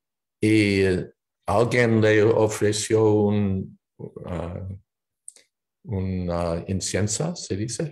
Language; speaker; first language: Spanish; non-native, fluent; English